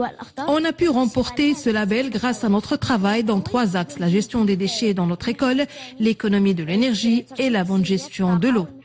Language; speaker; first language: French; non-native, local second language; Arabic